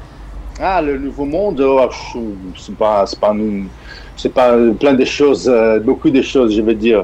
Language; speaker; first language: French; non-native, fluent; Portuguese